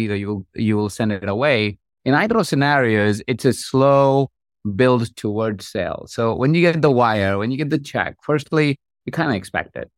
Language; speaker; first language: English; non-native, local second language; Hindi